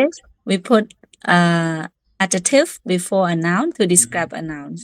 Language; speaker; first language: English; non-native, learner; Khmer